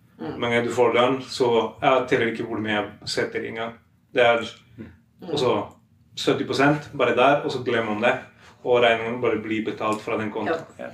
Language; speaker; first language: Norwegian; non-native, fluent; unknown